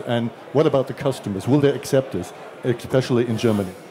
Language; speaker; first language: English; non-native, fluent; German